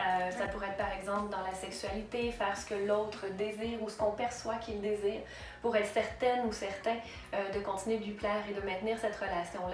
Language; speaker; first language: French; native; French